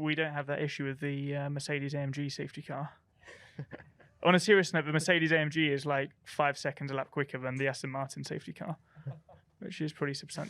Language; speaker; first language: English; native; English